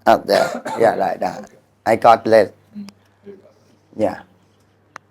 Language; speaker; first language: English; non-native, learner; Thai